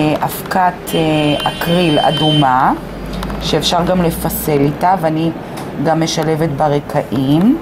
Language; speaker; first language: Hebrew; native; Hebrew